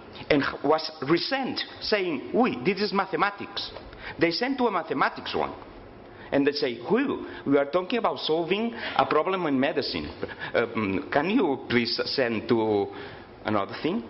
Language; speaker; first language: English; non-native, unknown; Catalan